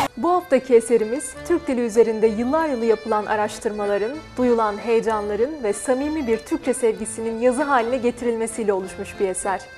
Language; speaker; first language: Turkish; native; Turkish